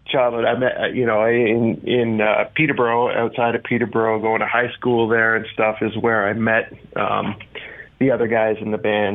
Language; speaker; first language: English; native; English